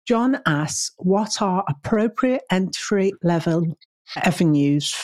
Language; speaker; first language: English; native; English